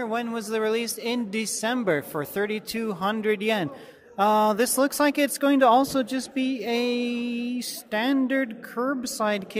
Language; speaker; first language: English; native; English